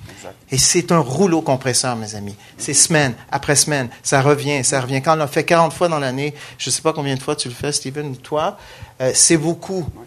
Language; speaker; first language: French; native; French